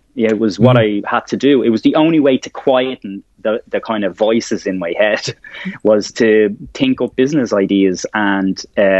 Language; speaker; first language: English; native; English